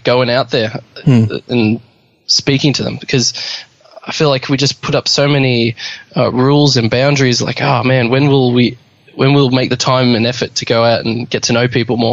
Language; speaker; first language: English; native; English